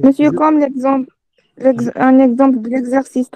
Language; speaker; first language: French; non-native, local second language; Arabic